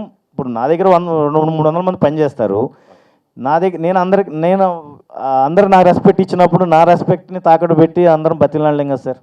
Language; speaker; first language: Telugu; native; Telugu